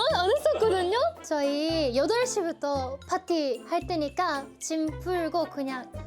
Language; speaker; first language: Korean; non-native, fluent; Japanese